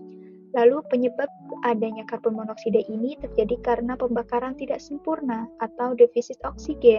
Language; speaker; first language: Indonesian; native; Indonesian